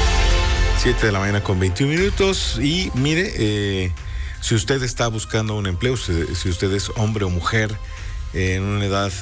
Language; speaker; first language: Spanish; native; Spanish